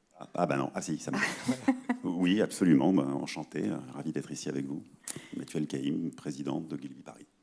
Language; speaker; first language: French; native; French